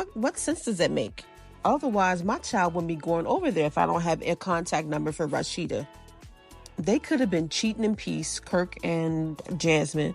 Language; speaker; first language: English; native; English